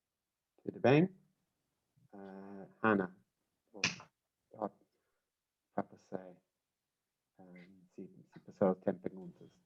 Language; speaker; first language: Portuguese; non-native, learner; English